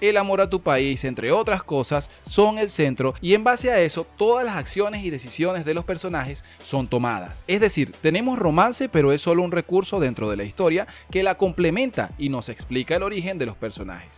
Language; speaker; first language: Spanish; native; Spanish